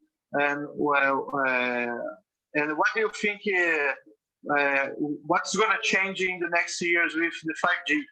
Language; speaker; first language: English; non-native, fluent; Portuguese